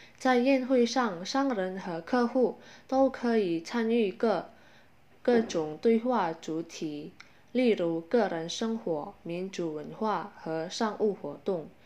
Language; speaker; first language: Chinese; non-native, fluent; Indonesian